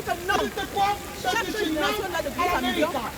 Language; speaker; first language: Italian; non-native, learner; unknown